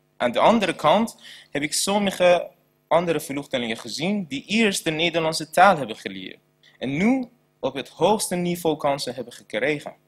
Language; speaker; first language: Dutch; non-native, learner; Persian